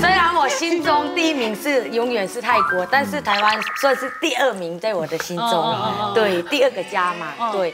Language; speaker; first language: Chinese; non-native, fluent; Thai